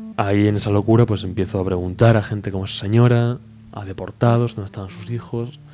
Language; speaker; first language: Spanish; native; Spanish